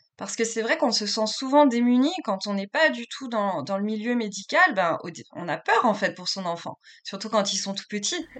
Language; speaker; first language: French; native; French